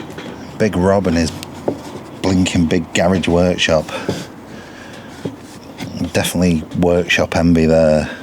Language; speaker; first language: English; native; English